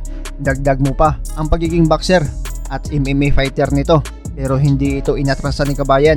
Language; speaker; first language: Filipino; native; Filipino